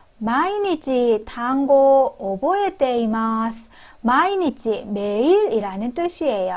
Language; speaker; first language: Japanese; non-native, fluent; Korean